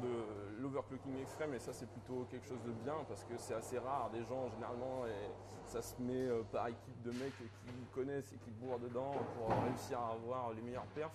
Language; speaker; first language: French; native; French